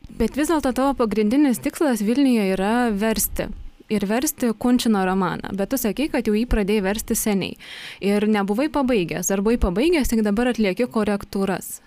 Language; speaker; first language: Lithuanian; native; Lithuanian